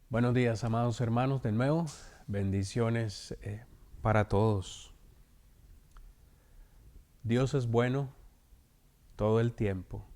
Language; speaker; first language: Spanish; native; Spanish